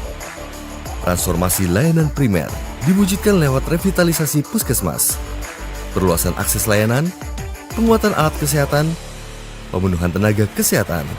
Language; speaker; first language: Indonesian; native; Indonesian